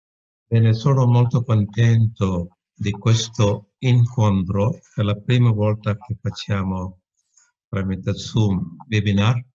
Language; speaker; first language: Italian; non-native, fluent; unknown